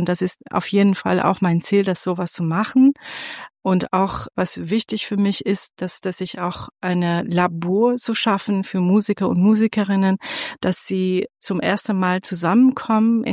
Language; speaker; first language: German; non-native, fluent; Persian